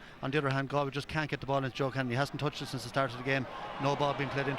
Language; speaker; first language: English; native; English